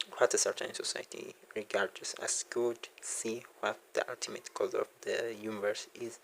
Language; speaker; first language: English; non-native, local second language; Amharic